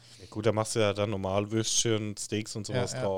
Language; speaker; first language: German; native; German